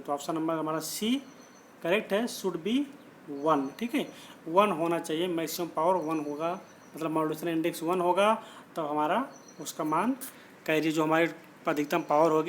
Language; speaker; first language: Hindi; native; Hindi